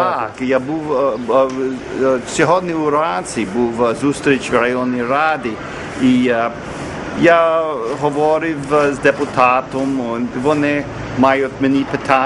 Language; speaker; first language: Ukrainian; non-native, learner; English